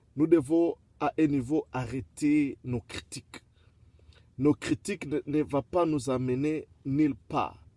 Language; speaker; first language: French; non-native, local second language; Lingala